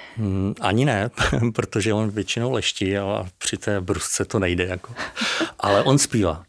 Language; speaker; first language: Czech; native; Czech